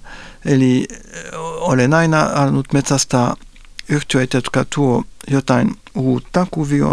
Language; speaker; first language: Finnish; non-native, fluent; French